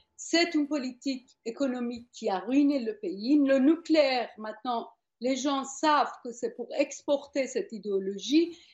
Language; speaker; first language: French; non-native, fluent; Persian